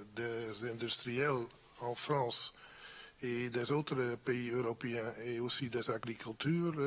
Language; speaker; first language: French; non-native, fluent; Dutch